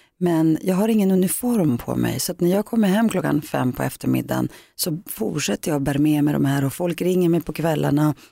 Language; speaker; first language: Swedish; early bilingual, other home language; Greek